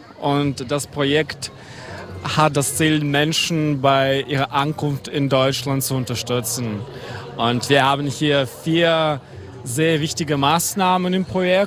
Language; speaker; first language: German; non-native, fluent; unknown